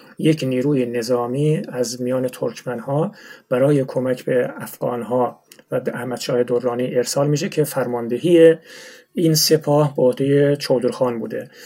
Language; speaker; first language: Persian; non-native, local second language; Turkmen